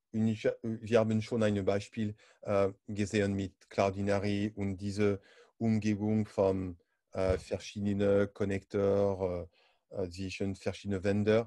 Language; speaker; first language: German; non-native, learner; French